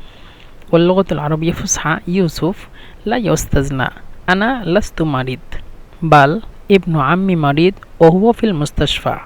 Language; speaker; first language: Arabic; non-native, fluent; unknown